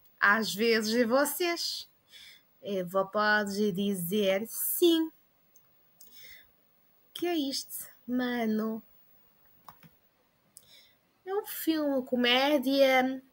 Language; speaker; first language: Portuguese; non-native, learner; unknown